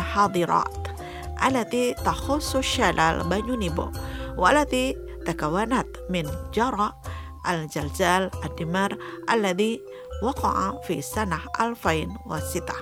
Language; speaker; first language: Arabic; non-native, fluent; Indonesian